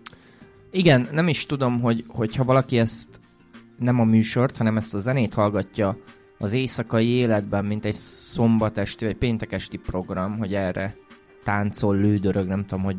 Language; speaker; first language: Hungarian; native; Hungarian